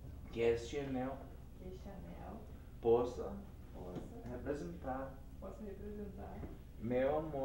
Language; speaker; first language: Portuguese; non-native, learner; English